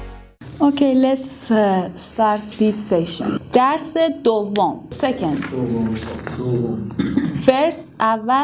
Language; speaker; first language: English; non-native, learner; Persian